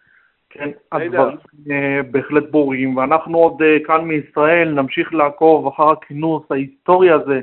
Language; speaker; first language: Hebrew; native; Hebrew